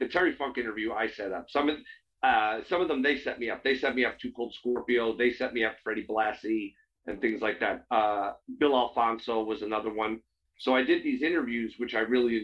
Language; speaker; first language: English; native; English